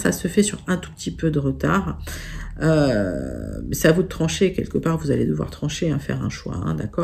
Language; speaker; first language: French; native; French